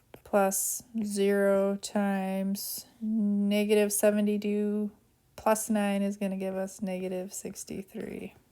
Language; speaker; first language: English; native; English